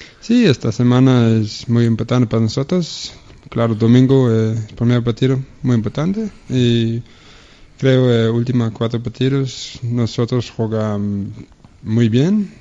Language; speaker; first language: Spanish; non-native, learner; Danish